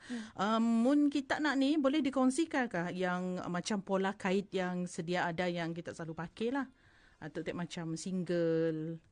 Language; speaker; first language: Malay; native; Malay